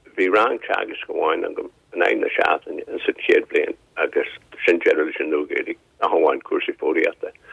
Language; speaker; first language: Irish; non-native, local second language; English